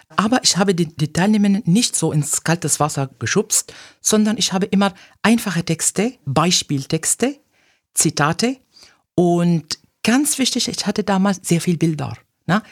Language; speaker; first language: German; non-native, fluent; Arabic